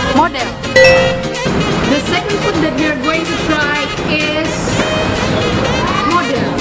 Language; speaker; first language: English; non-native, fluent; Indonesian